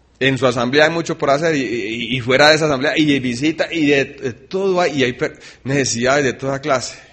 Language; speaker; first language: Spanish; early bilingual, other home language; English